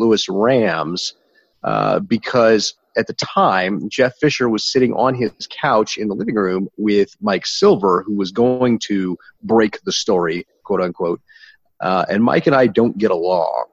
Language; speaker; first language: English; native; English